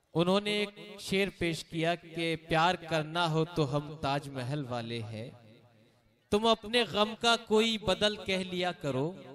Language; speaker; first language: Urdu; native; Urdu